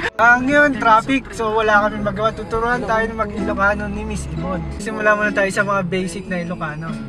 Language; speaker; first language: Filipino; native; Filipino